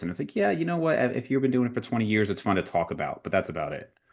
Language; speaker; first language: English; native; English